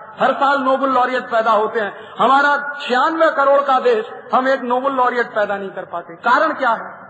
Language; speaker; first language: Hindi; native; Hindi